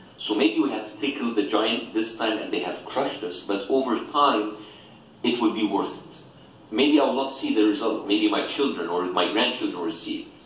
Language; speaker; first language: English; non-native, fluent; Arabic